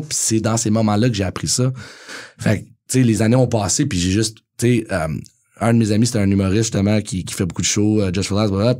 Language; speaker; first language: French; native; French